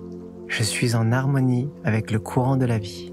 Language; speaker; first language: French; native; French